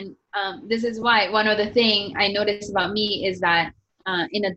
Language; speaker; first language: English; non-native, fluent; Japanese